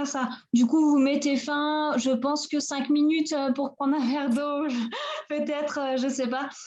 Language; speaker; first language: French; non-native, fluent; Spanish